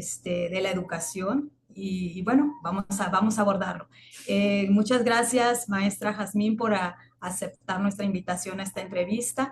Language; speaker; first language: Spanish; native; Spanish